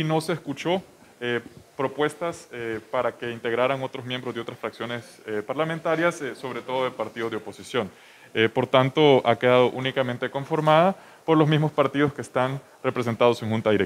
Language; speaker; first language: Spanish; native; Spanish